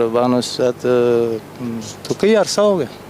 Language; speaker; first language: Hindi; non-native, learner; Pashto